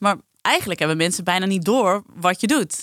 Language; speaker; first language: Dutch; native; Dutch